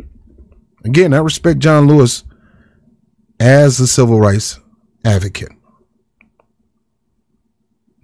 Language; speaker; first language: English; native; English